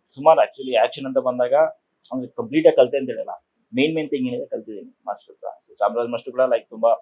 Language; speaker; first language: Kannada; non-native, local second language; Telugu